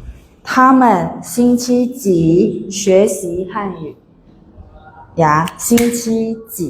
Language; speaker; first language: Chinese; non-native, fluent; Indonesian